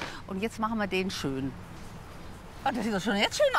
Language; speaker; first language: German; native; German